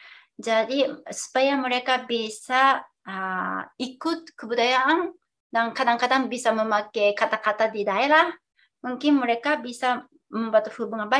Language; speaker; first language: Indonesian; non-native, fluent; Japanese